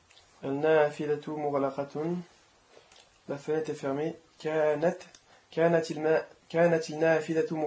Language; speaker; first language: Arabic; non-native, learner; French